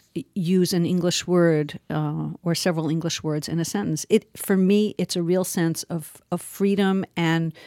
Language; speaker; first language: English; early bilingual, other home language; Yiddish